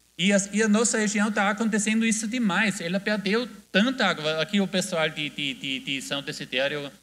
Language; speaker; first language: Portuguese; non-native, fluent; German